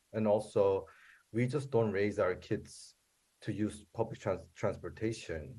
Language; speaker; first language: English; non-native, fluent; Korean